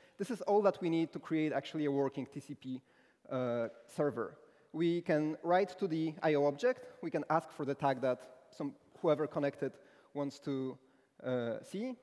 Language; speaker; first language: English; non-native, fluent; Polish